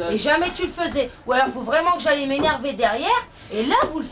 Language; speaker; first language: French; native; French